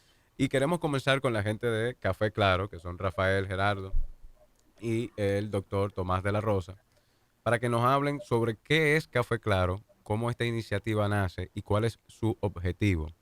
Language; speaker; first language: Spanish; native; Spanish